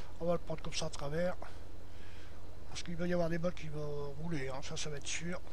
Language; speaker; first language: French; native; French